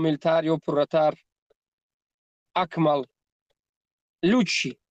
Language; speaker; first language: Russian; non-native, learner; Tajik